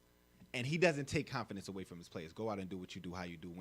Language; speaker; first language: English; native; English